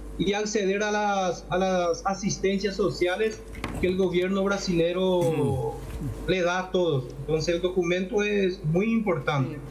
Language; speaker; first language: Spanish; native; Spanish